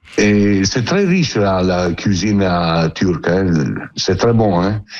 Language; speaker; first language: French; non-native, learner; Italian